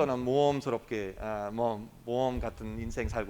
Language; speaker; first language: Korean; non-native, fluent; German